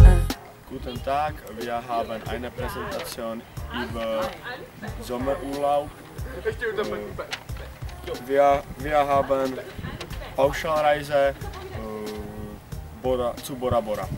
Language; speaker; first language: German; non-native, learner; Czech